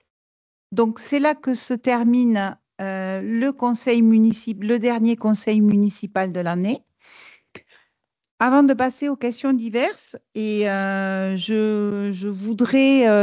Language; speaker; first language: French; native; French